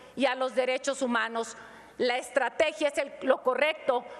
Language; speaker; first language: Spanish; native; Spanish